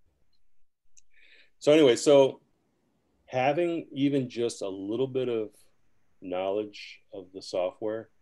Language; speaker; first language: English; early bilingual, other home language; Spanish